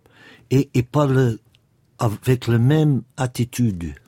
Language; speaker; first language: French; non-native, local second language; Dutch